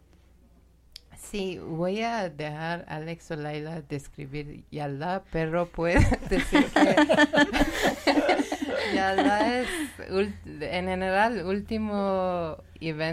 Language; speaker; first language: Spanish; non-native, learner; Persian